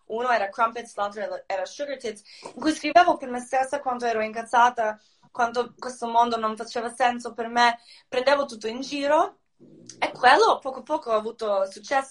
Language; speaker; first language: Italian; non-native, fluent; Croatian